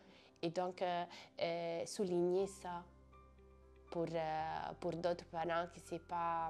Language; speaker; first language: French; non-native, fluent; Italian